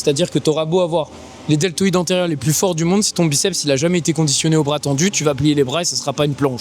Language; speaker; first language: French; native; French